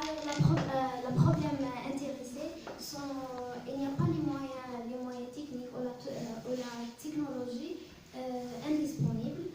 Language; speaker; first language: French; non-native, learner; Arabic